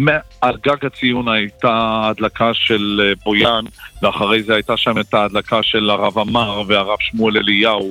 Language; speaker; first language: Hebrew; native; Hebrew